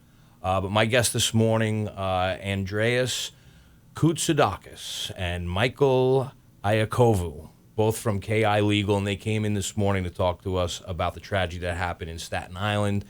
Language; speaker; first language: English; native; English